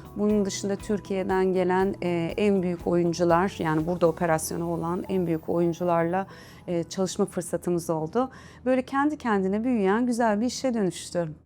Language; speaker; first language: Turkish; native; Turkish